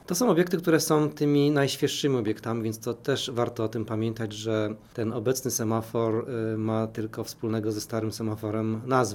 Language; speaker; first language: Polish; native; Polish